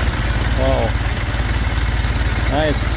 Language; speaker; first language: English; non-native, learner; Indonesian